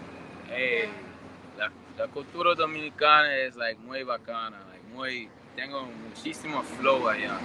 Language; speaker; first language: Spanish; non-native, learner; English